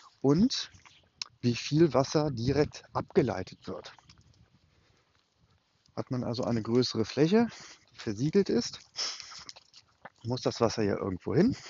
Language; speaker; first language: German; native; German